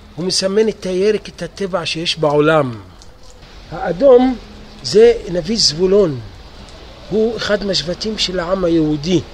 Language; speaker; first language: Hebrew; non-native, local second language; Arabic